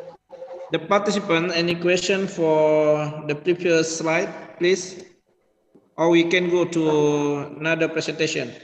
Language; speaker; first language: English; non-native, learner; Indonesian